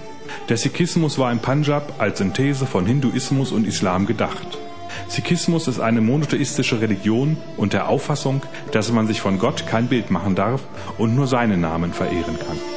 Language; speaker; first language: German; native; German